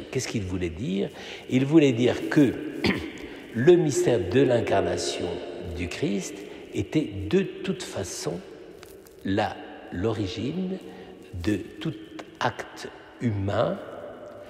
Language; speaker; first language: French; native; French